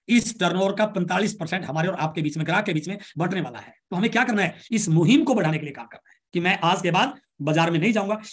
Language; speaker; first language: Hindi; native; Hindi